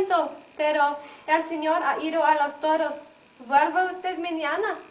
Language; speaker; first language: Spanish; non-native, learner; English